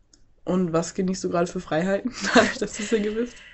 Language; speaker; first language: German; native; German